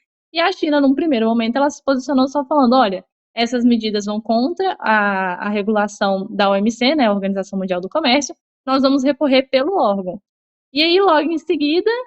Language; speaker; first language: Portuguese; native; Portuguese